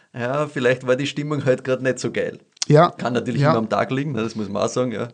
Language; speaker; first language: German; non-native, fluent; Italian